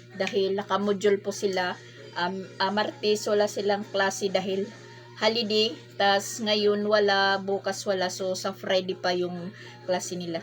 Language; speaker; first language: Filipino; non-native, local second language; Waray